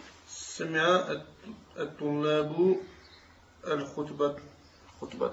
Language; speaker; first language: Arabic; non-native, learner; French